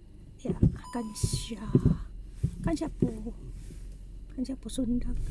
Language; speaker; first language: Norwegian; non-native, learner; Filipino